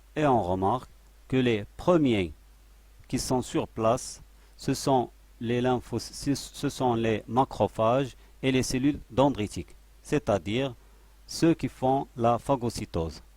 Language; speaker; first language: French; non-native, local second language; Arabic